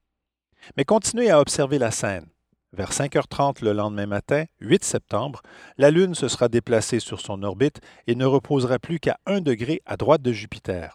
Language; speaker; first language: French; native; French